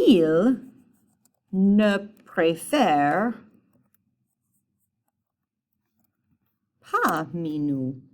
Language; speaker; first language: French; non-native, fluent; English